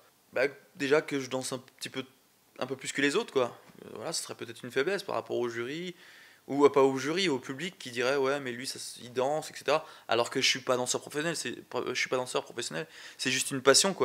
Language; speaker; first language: French; native; French